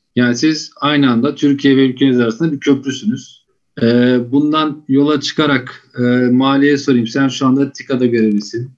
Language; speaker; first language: Turkish; native; Turkish